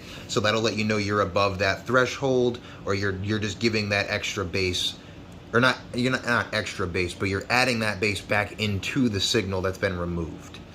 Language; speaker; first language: English; native; English